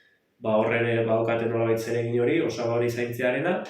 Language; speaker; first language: Basque; native; Basque